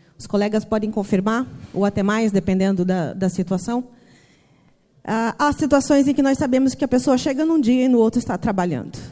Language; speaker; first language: Portuguese; native; Portuguese